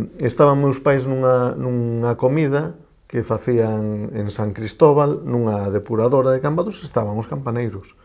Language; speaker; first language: Galician; non-native, local second language; Spanish